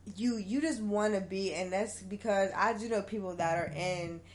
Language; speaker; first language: English; native; English